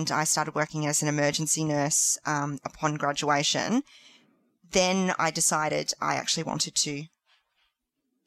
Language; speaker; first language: English; native; English